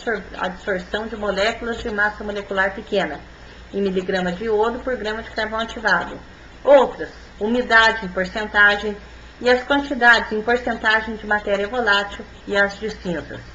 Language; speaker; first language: Portuguese; native; Portuguese